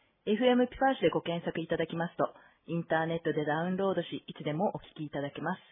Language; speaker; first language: Japanese; native; Japanese